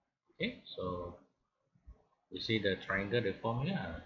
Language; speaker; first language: English; non-native, local second language; Malay